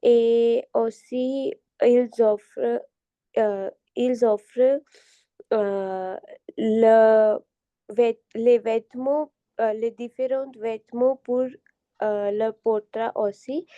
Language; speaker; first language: French; non-native, learner; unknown